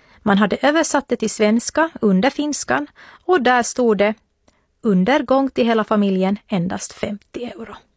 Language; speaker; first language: Swedish; native; Swedish